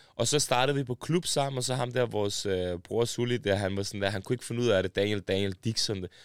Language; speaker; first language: Danish; early bilingual, other home language; Serbian